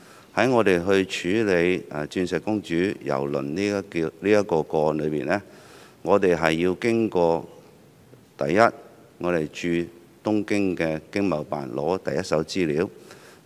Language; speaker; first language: Chinese; non-native, local second language; Cantonese